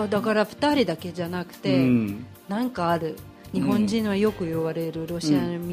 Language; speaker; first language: Japanese; non-native, fluent; Russian